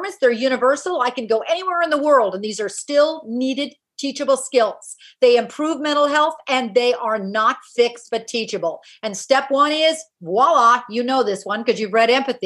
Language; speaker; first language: English; native; English